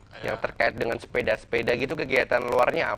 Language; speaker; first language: Indonesian; native; Indonesian